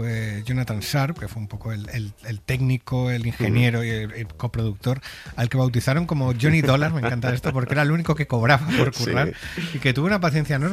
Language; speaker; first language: Spanish; native; Spanish